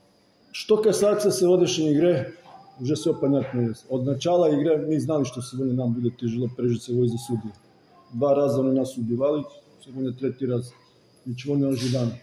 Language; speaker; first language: Russian; non-native, fluent; Serbian